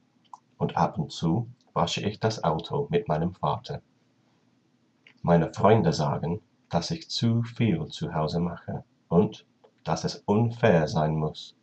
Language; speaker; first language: German; non-native, learner; English